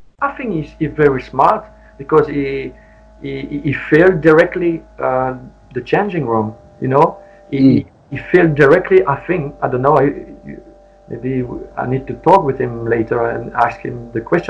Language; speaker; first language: English; non-native, learner; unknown